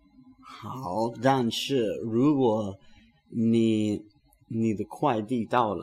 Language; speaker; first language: Chinese; non-native, learner; English